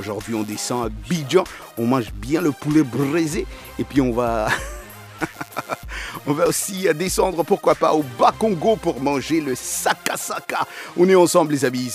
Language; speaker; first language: French; non-native, local second language; Lingala